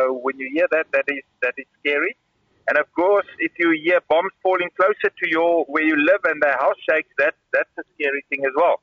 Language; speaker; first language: English; non-native, local second language; Afrikaans